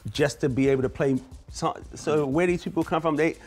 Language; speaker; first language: English; native; English